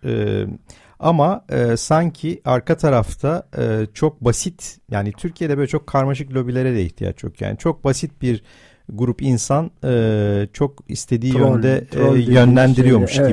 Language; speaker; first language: Turkish; native; Turkish